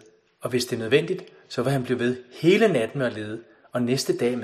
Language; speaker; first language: Danish; native; Danish